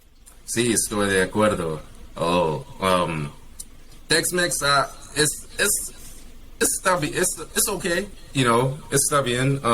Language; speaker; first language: Spanish; non-native, learner; English